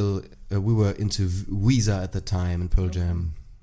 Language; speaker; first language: English; non-native, fluent; German